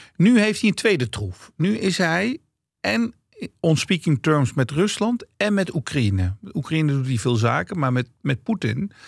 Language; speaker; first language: Dutch; early bilingual, other home language; Turkish